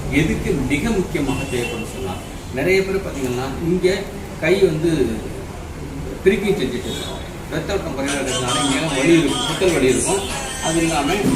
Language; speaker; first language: Tamil; native; Tamil